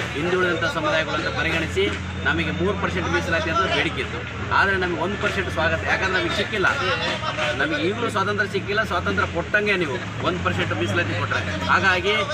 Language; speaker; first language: Kannada; native; Kannada